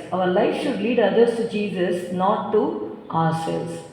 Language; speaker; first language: English; non-native, local second language; Tamil